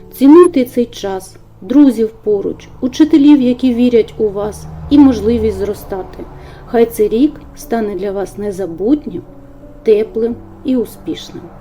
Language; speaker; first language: Ukrainian; native; Ukrainian